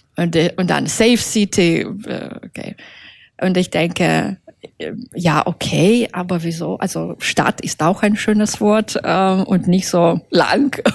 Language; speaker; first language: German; non-native, fluent; Russian